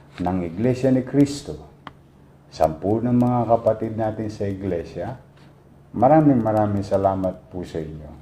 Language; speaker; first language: Filipino; native; Filipino